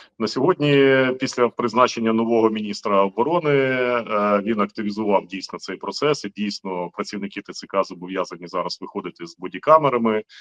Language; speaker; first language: Ukrainian; native; Ukrainian